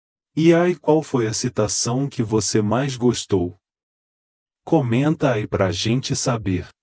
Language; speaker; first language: Portuguese; native; Portuguese